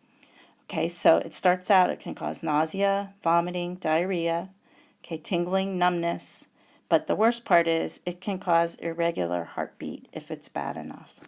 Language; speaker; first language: English; native; English